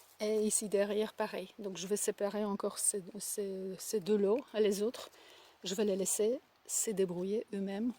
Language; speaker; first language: French; non-native, fluent; Polish